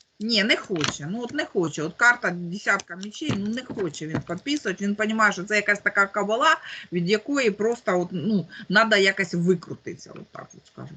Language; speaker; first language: Ukrainian; native; Ukrainian